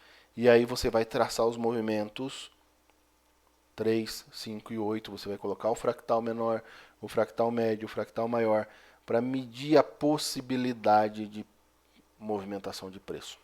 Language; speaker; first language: Portuguese; native; Portuguese